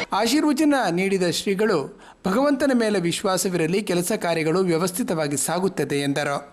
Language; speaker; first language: Kannada; native; Kannada